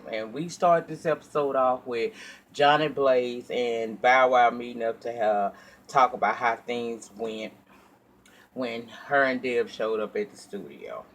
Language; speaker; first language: English; native; English